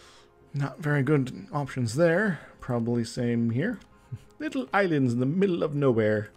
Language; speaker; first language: English; native; English